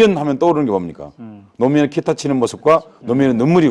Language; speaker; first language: Korean; native; Korean